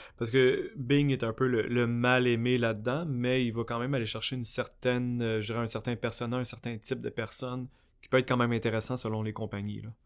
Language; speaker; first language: French; native; French